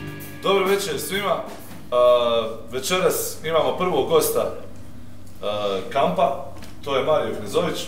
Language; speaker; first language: Bosnian; native; Bosnian